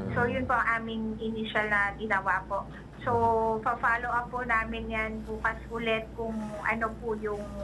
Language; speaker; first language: Filipino; native; Filipino